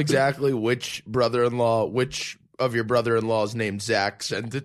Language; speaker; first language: English; native; English